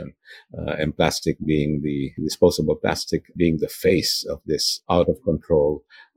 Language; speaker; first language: English; non-native, local second language; Filipino